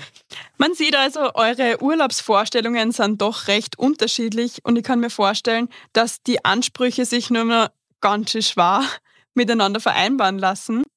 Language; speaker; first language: German; native; German